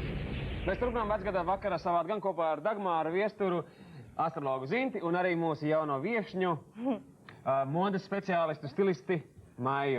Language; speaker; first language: Latvian; native; Latvian